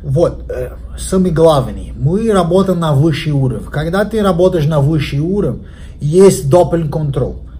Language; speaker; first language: Russian; non-native, learner; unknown